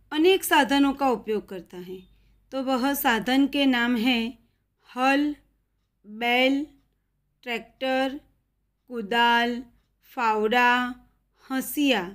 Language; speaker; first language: Hindi; non-native, local second language; Gujarati